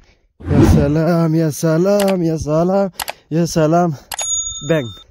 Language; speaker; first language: Arabic; non-native, learner; Bangla